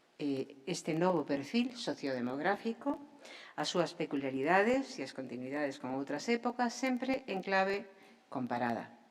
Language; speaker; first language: Galician; native; Galician